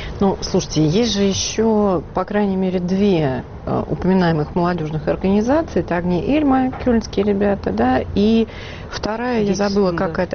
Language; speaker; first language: Russian; native; Russian